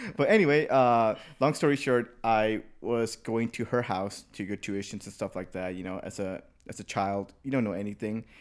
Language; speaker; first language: English; early bilingual, other home language; Burmese